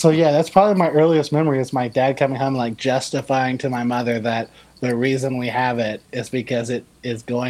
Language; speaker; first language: English; native; English